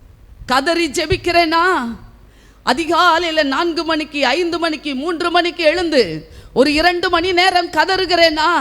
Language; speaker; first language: Tamil; native; Tamil